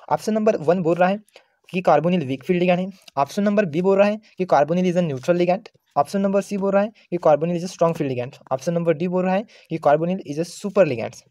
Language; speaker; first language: Hindi; non-native, local second language; Marathi